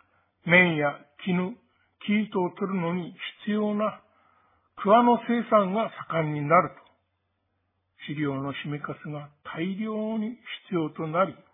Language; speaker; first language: Japanese; native; Japanese